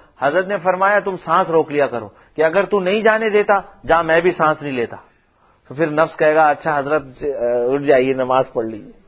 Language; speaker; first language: Urdu; non-native, local second language; Punjabi